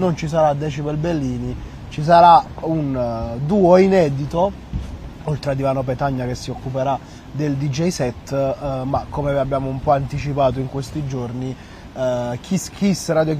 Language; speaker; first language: Italian; native; Italian